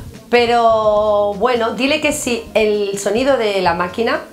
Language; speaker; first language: Spanish; native; Spanish